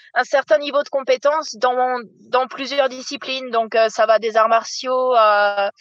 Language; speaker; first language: French; native; French